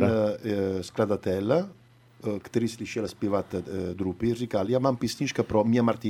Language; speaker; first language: Czech; non-native, learner; Italian